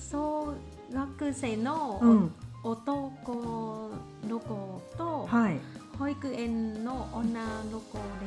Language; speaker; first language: Japanese; non-native, learner; Vietnamese